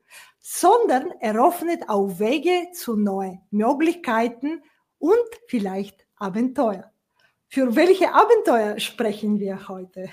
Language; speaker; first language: German; non-native, fluent; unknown